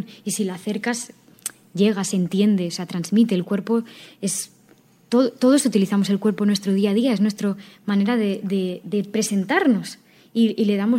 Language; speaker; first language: Spanish; native; Spanish